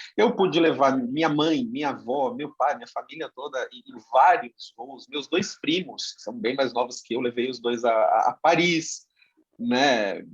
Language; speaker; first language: Portuguese; native; Portuguese